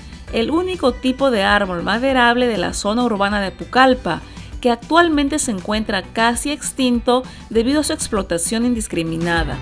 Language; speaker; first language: Spanish; native; Spanish